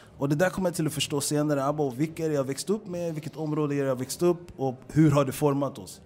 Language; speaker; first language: Swedish; early bilingual, other home language; Papiamento